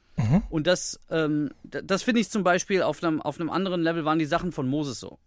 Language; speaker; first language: German; early bilingual, heritage; Greek